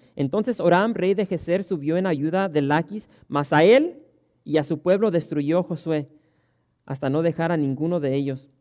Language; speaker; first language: Spanish; early bilingual, heritage; Spanish